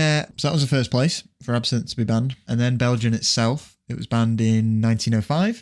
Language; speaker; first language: English; native; English